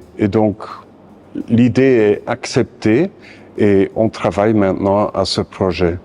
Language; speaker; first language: French; non-native, local second language; Dutch